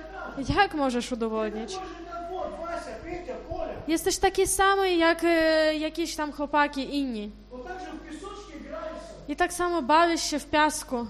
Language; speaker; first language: Polish; non-native, fluent; Ukrainian